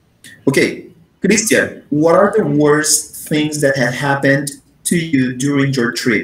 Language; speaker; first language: English; non-native, fluent; Spanish